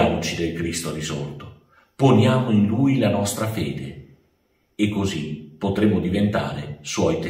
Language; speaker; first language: Italian; native; Italian